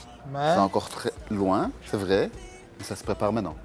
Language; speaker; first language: French; native; French